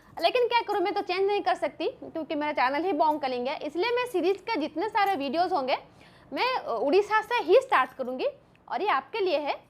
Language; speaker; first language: Hindi; non-native, local second language; Bangla